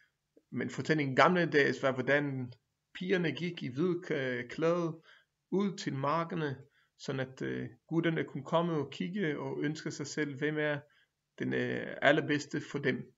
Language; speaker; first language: Danish; non-native, fluent; Hebrew